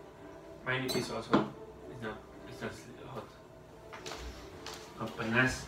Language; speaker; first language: English; non-native, learner; Spanish